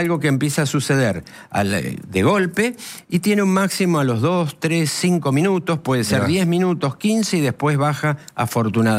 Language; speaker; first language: Spanish; native; Spanish